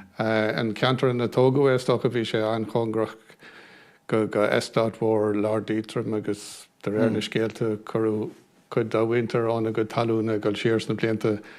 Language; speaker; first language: Irish; non-native, local second language; English